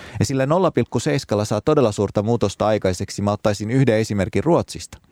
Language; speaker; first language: Finnish; early bilingual, other home language; Arabic